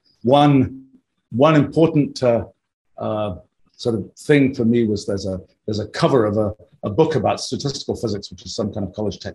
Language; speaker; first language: English; native; English